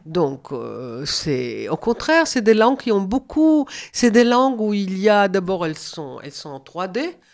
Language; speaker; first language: French; non-native, fluent; German